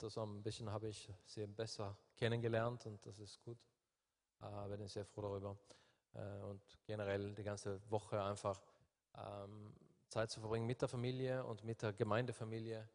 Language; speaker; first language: German; non-native, fluent; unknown